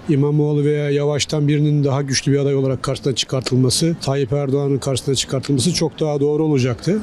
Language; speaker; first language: Turkish; native; Turkish